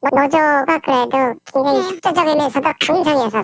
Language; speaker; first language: Korean; native; Korean